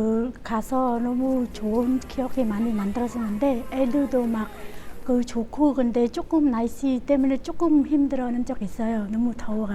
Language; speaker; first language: Korean; non-native, learner; Khmer